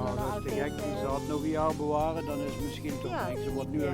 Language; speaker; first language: Dutch; native; Dutch